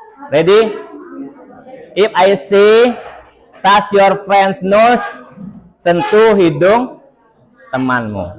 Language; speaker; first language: English; non-native, learner; Indonesian